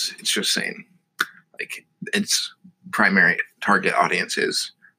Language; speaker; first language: English; native; English